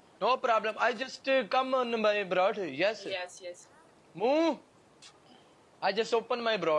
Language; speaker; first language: English; non-native, learner; Punjabi